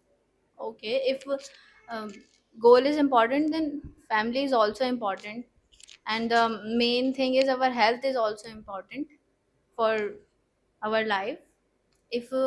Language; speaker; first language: English; non-native, learner; Hindi